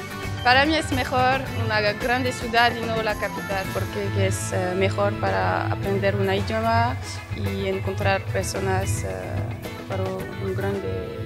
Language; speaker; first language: Spanish; non-native, learner; French